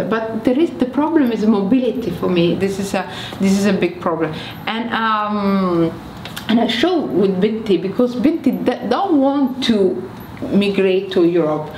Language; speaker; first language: English; non-native, fluent; Somali